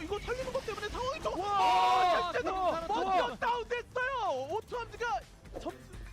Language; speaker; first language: Korean; native; Korean